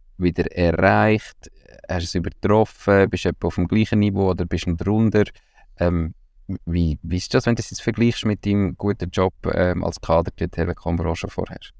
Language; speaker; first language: German; native; German